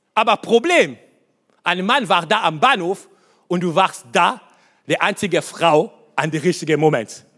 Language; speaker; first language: German; non-native, learner; Lingala